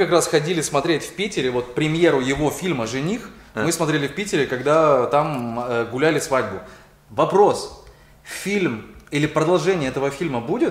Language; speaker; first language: Russian; native; Russian